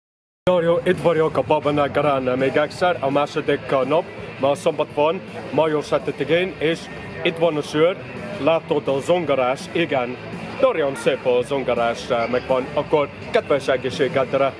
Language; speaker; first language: Hungarian; non-native, learner; English